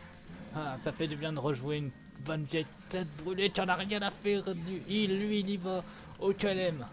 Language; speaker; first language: French; native; French